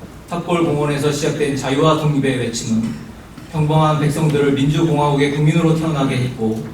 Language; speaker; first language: Korean; native; Korean